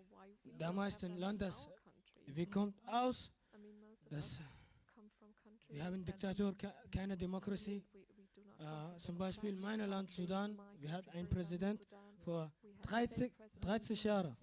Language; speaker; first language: German; non-native, learner; Arabic